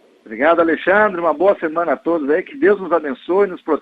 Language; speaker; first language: Portuguese; native; Portuguese